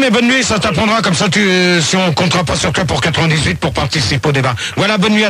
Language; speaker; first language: French; native; French